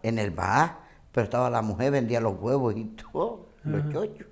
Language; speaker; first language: Spanish; native; Spanish